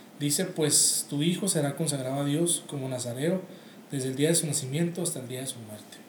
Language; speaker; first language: Spanish; native; Spanish